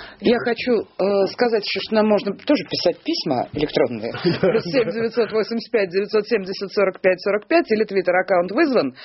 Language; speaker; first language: Russian; native; Russian